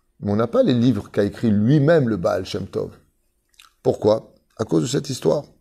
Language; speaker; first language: French; native; French